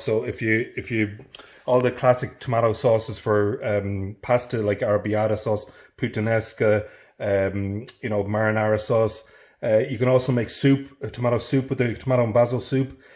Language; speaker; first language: English; native; English